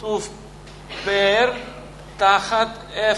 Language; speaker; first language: Hebrew; non-native, fluent; Russian